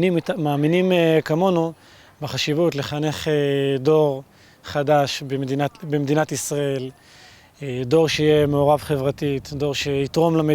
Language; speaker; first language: Hebrew; native; Hebrew